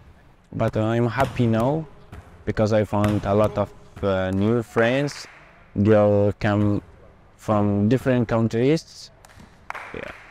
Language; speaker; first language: English; non-native, learner; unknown